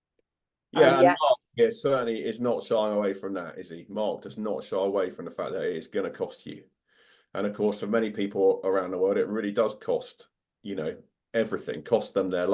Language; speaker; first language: English; native; English